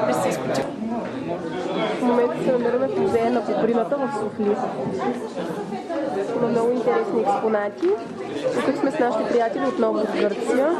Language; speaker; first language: Bulgarian; native; Bulgarian